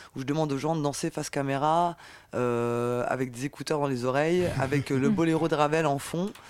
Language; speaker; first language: French; native; French